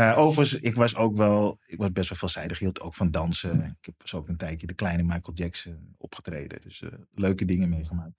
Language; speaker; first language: Dutch; native; Dutch